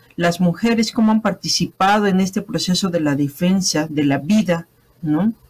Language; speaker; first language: Spanish; native; Spanish